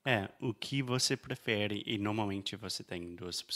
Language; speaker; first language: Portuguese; non-native, fluent; English